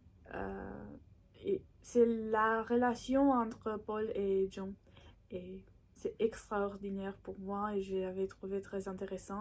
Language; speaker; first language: French; non-native, learner; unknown